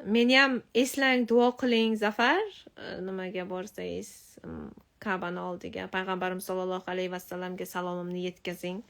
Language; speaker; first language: Uzbek; non-native, local second language; Tajik